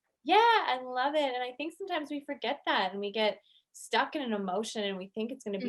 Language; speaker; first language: English; native; English